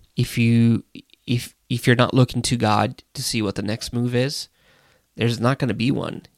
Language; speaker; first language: English; non-native, fluent; Portuguese